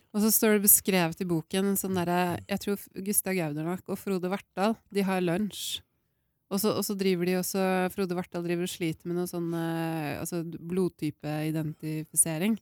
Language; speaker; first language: Norwegian; native; Norwegian